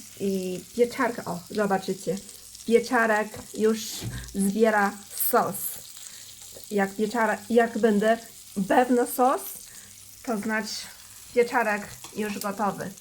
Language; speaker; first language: Polish; non-native, learner; Chinese